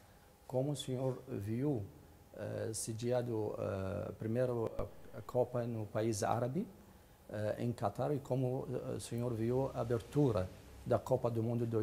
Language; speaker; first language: Portuguese; non-native, fluent; Arabic